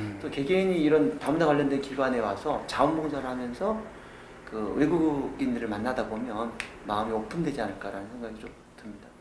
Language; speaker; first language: Korean; native; Korean